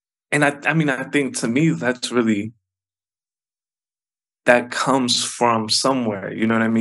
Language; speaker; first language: English; early bilingual, other home language; Spanish